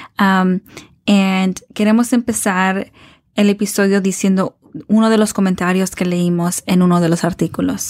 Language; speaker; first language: Spanish; early bilingual, heritage; Spanish